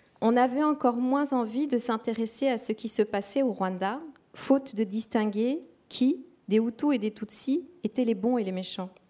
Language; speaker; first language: French; non-native, local second language; Kinyarwanda